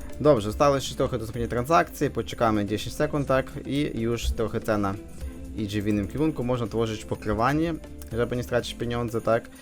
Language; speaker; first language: Polish; non-native, fluent; Ukrainian